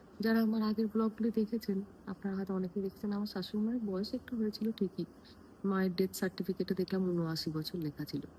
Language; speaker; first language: Bangla; native; Bangla